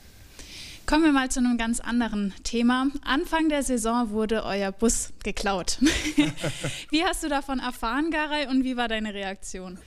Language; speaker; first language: German; native; German